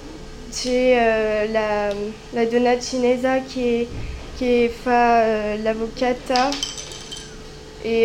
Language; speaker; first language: Italian; non-native, learner; French